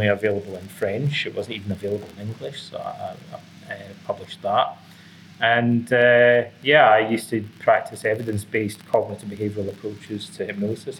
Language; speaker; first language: English; native; English